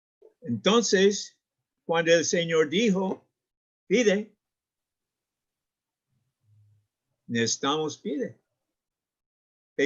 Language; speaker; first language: Spanish; non-native, learner; English